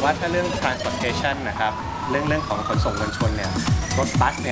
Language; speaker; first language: Thai; native; Thai